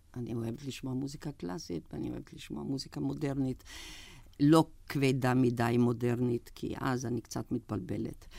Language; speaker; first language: Hebrew; non-native, fluent; German